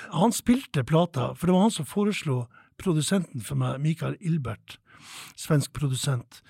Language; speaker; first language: Norwegian; native; Norwegian